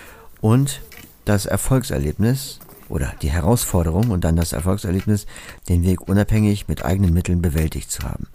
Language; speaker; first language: German; native; German